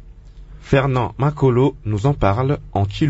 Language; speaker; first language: French; non-native, local second language; Lingala